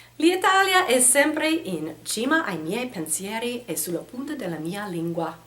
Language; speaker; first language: Italian; non-native, fluent; English